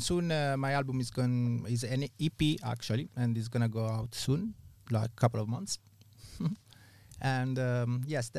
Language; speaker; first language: English; non-native, fluent; Italian